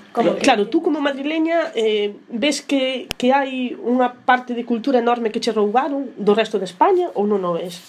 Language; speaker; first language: Galician; non-native, local second language; Spanish